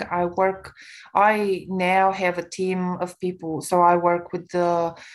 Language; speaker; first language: English; non-native, fluent; Romanian